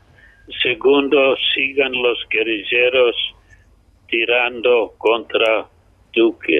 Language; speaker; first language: Spanish; non-native, fluent; English